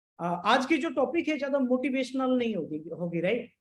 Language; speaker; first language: Hindi; native; Hindi